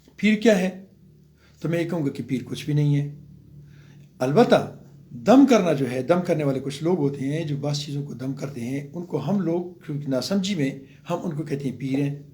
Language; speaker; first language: Urdu; non-native, local second language; Pashto